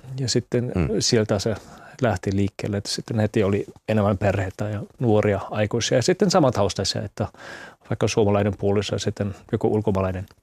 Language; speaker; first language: Finnish; non-native, fluent; German